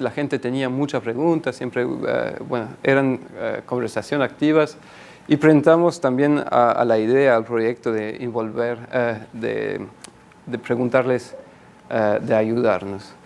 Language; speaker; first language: Spanish; non-native, fluent; French